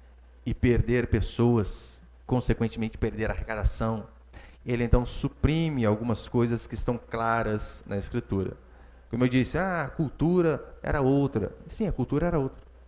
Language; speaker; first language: Portuguese; native; Portuguese